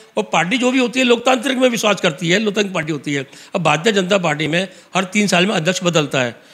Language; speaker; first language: Hindi; native; Hindi